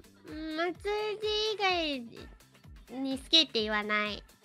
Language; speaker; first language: Japanese; native; Japanese